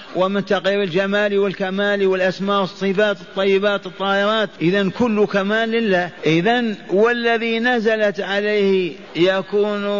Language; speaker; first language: Arabic; native; Arabic